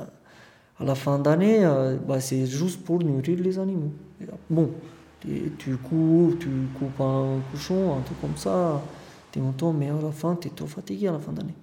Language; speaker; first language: French; non-native, fluent; Romanian